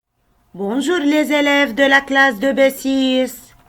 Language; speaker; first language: French; non-native, local second language; Arabic